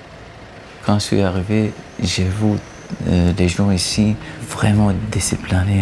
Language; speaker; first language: French; non-native, learner; Arabic